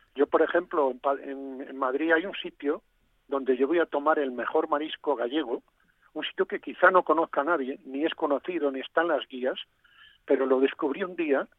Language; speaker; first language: Spanish; non-native, local second language; Galician